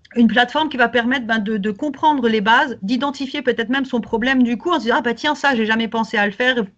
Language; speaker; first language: French; native; French